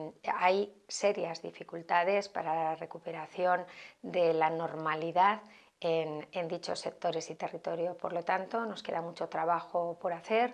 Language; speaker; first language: Spanish; native; Spanish